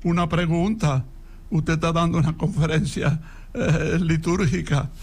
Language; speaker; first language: Spanish; native; Spanish